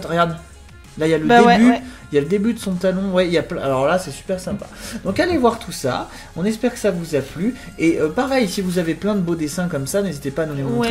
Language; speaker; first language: French; native; French